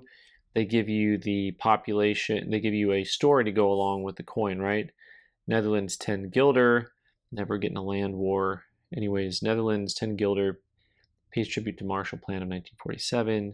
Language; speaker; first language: English; native; English